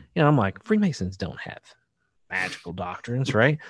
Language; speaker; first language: English; native; English